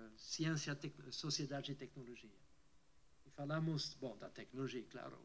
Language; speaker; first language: Portuguese; non-native, fluent; French